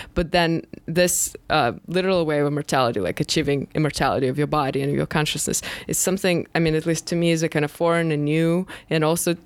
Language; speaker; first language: English; non-native, fluent; Russian